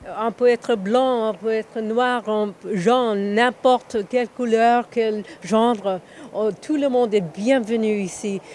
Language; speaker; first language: French; non-native, fluent; Spanish